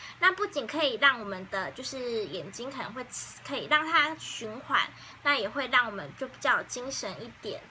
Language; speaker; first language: Chinese; native; Chinese